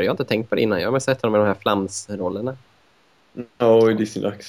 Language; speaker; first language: Swedish; native; Swedish